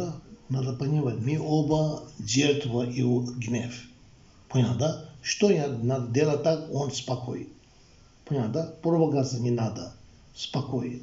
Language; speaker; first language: Russian; non-native, learner; Tibetan